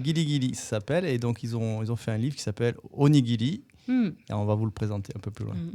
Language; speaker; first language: French; native; French